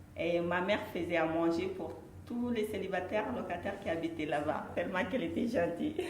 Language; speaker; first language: French; non-native, local second language; Fula